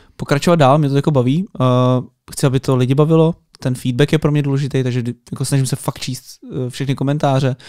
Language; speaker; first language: Czech; native; Czech